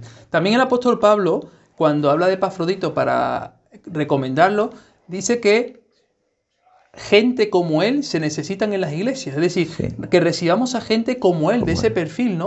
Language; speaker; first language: Spanish; native; Spanish